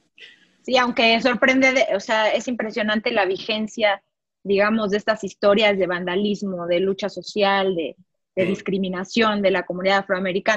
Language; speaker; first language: Spanish; native; Spanish